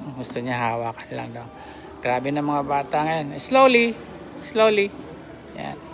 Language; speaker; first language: Filipino; native; Filipino